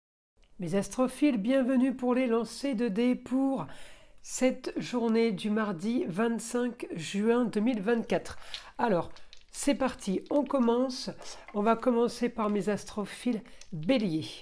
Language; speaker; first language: French; native; French